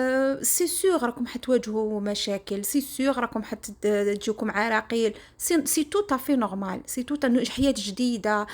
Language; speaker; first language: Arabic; native; Arabic